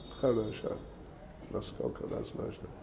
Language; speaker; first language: Russian; non-native, learner; English